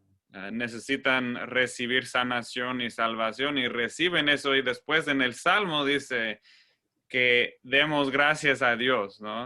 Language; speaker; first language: Spanish; non-native, fluent; English